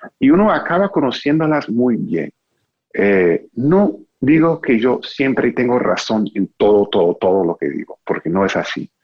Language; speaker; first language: Spanish; non-native, fluent; English